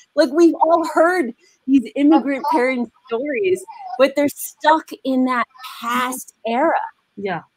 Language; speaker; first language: English; native; English